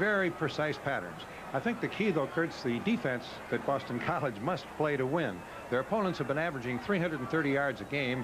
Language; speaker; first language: English; native; English